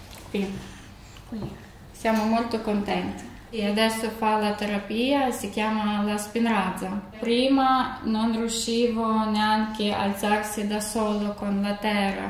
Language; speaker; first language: Italian; non-native, learner; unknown